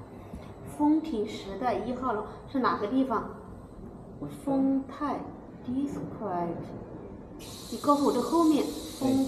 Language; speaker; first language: Chinese; native; Chinese